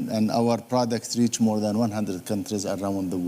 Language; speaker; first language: English; non-native, fluent; Arabic